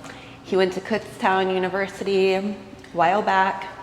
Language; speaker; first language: English; native; English